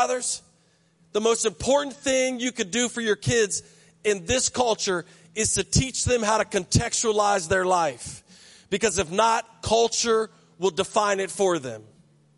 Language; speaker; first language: English; native; English